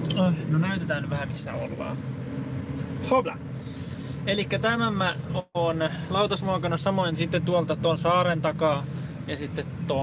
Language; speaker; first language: Finnish; native; Finnish